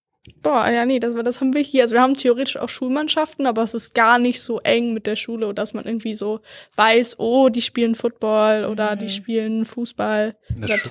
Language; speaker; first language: German; native; German